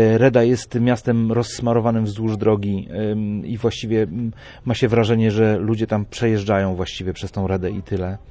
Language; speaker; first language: Polish; native; Polish